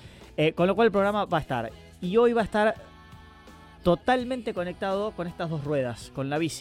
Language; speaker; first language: Spanish; native; Spanish